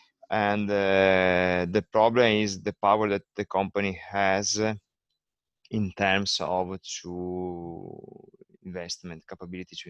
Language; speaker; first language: English; non-native, learner; Italian